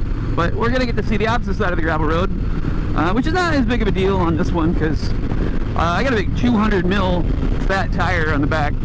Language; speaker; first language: English; native; English